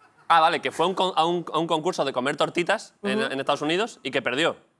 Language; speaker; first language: Spanish; native; Spanish